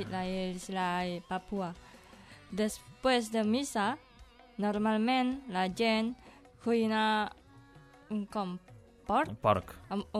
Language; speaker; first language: Catalan; non-native, learner; Indonesian